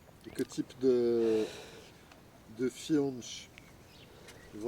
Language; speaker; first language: Portuguese; non-native, fluent; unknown